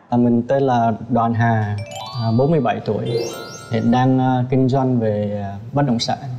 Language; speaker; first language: Vietnamese; native; Vietnamese